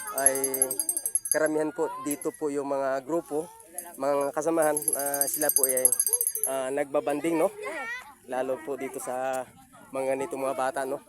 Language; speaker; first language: Filipino; native; Filipino